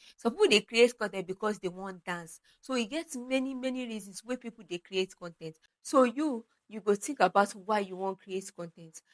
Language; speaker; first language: Nigerian Pidgin; non-native, local second language; Yoruba